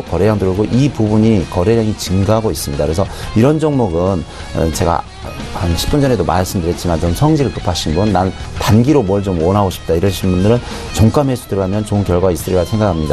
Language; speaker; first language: Korean; native; Korean